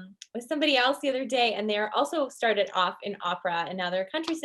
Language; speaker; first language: English; native; English